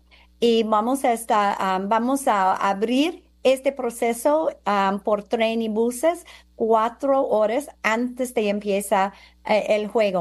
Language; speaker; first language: Spanish; non-native, fluent; English